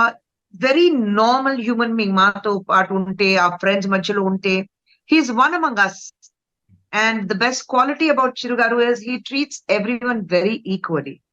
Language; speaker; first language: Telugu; non-native, fluent; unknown